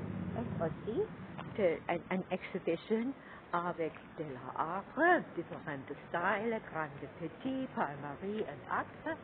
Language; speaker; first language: French; non-native, learner; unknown